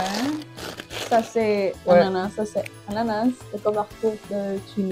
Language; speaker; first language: French; non-native, learner; Spanish